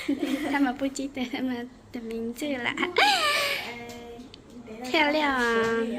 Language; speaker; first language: Chinese; non-native, learner; Hmong